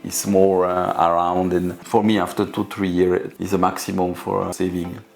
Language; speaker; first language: English; non-native, learner; French